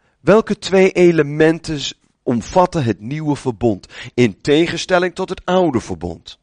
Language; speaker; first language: Dutch; native; Dutch